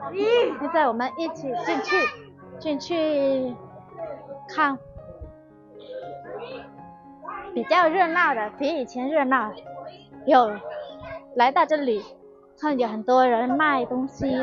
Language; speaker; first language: Chinese; non-native, fluent; Vietnamese